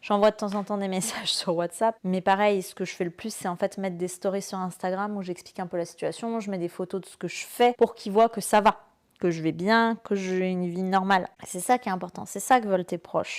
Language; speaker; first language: French; native; French